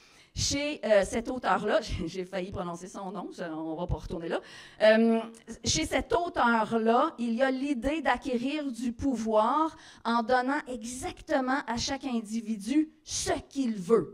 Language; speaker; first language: French; native; French